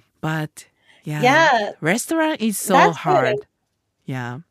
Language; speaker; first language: English; non-native, learner; Japanese